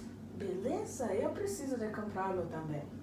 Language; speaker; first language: Portuguese; non-native, learner; English